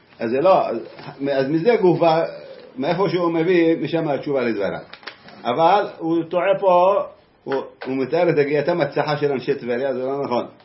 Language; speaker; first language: Hebrew; native; Hebrew